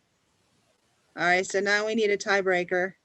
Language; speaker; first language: English; native; English